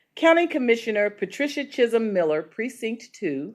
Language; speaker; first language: English; native; English